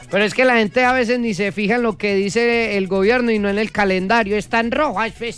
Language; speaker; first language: Spanish; native; Spanish